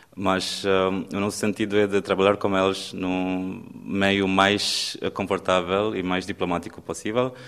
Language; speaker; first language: Portuguese; non-native, fluent; Romanian